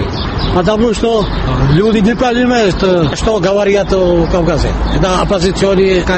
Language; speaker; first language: Russian; non-native, learner; Georgian